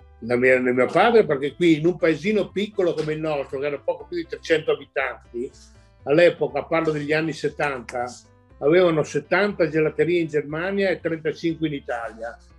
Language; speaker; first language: Italian; native; Italian